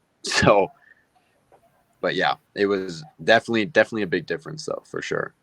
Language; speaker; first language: English; native; English